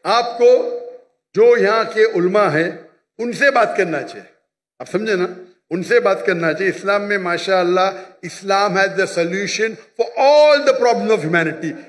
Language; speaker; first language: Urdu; non-native, local second language; Konkani